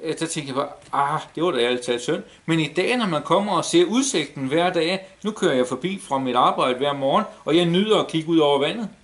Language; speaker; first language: Danish; native; Danish